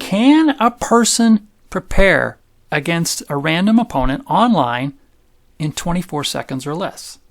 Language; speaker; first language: English; native; English